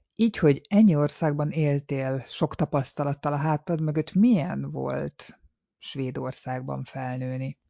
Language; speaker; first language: Hungarian; native; Hungarian